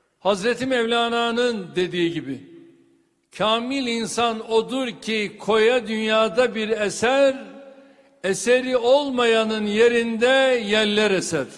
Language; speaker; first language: Turkish; native; Turkish